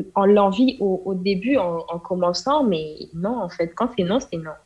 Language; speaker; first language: French; non-native, local second language; Wolof